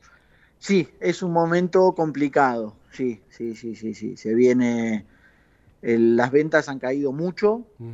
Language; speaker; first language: Spanish; native; Spanish